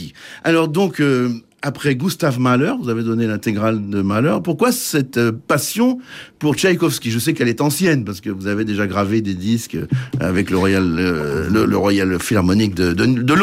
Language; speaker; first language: French; native; French